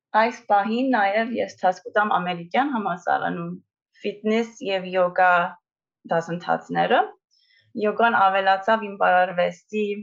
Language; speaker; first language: Armenian; early bilingual, heritage; Armenian